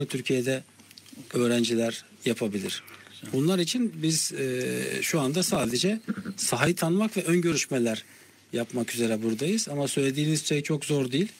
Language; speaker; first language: Turkish; native; Turkish